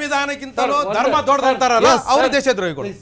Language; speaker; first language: Kannada; native; Kannada